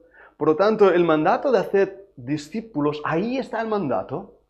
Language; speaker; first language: Spanish; native; Spanish